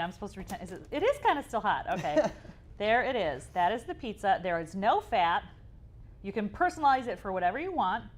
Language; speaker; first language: English; native; English